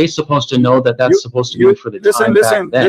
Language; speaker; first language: English; native; English